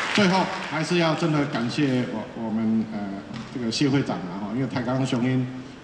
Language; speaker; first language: Chinese; native; Chinese